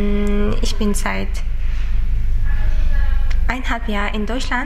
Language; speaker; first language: German; non-native, learner; Uzbek